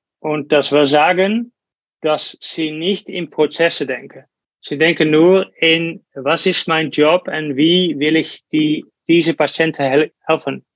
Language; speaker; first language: German; non-native, learner; Dutch